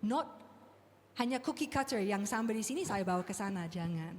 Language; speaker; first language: Indonesian; non-native, fluent; English